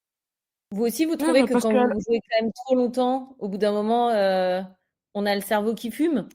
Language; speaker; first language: French; native; French